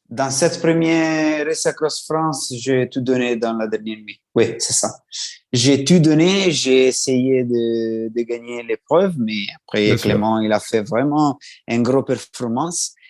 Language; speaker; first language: French; non-native, learner; Italian